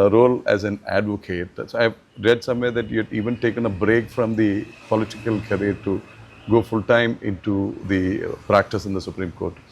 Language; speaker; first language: English; non-native, local second language; Malayalam